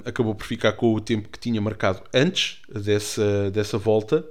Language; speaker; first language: Portuguese; native; Portuguese